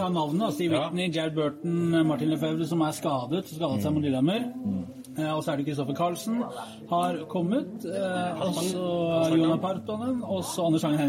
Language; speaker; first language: Norwegian; native; Norwegian